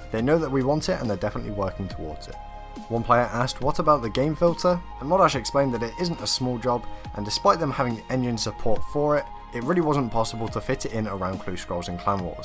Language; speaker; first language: English; native; English